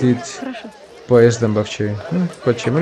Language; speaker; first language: Russian; non-native, fluent; Spanish